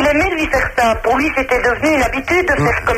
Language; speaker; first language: French; native; French